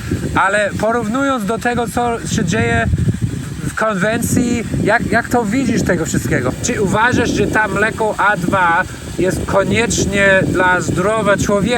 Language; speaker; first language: Polish; non-native, learner; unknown